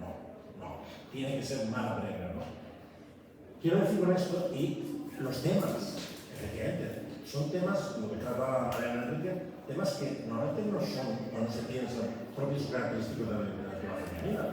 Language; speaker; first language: Spanish; native; Spanish